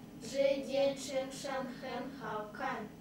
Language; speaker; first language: Chinese; non-native, learner; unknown